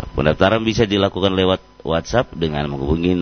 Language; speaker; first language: Indonesian; native; Indonesian